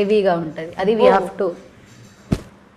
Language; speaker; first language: Telugu; non-native, learner; Malayalam